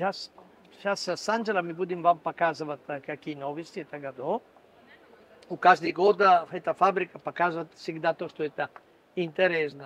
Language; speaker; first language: Russian; non-native, fluent; Italian